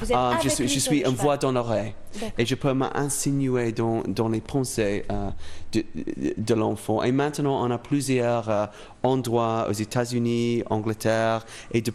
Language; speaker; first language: French; non-native, fluent; English